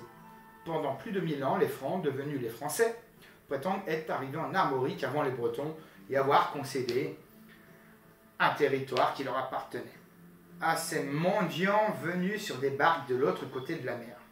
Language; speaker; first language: French; native; French